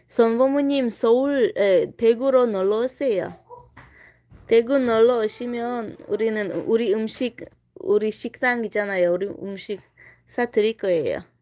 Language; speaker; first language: Korean; non-native, fluent; Tajik